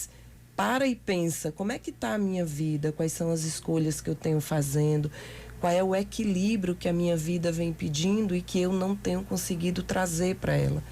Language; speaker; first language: Portuguese; native; Portuguese